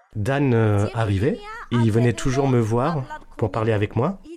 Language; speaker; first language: French; non-native, fluent; Spanish